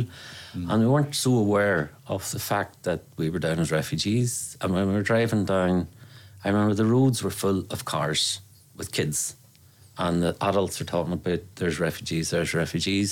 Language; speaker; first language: English; native; English